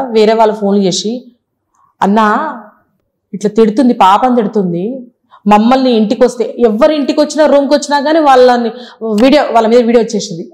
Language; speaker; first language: Telugu; native; Telugu